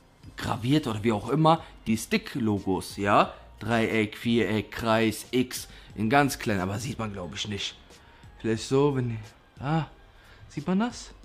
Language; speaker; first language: German; native; German